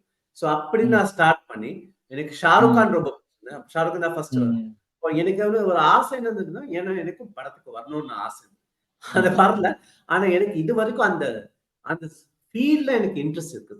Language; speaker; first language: Tamil; early bilingual, heritage; Tamil